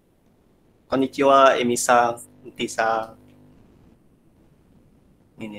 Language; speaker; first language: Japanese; non-native, learner; Indonesian